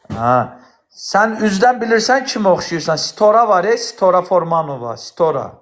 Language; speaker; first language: Azerbaijani; native; Azerbaijani